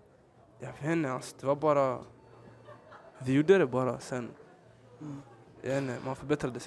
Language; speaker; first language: Swedish; early bilingual, other home language; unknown